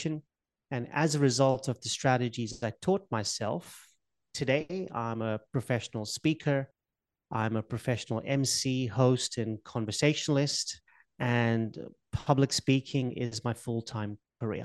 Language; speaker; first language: English; non-native, local second language; Gujarati